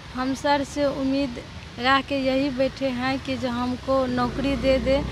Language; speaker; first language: Hindi; native; Hindi